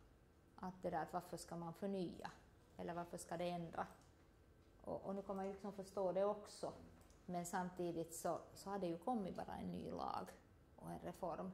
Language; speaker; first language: Swedish; native; Swedish